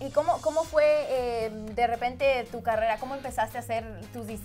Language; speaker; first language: Spanish; native; Spanish